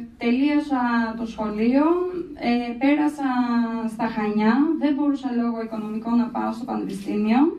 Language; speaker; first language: Greek; early bilingual, other home language; Albanian